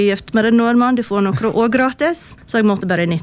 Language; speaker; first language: Swedish; non-native, fluent; English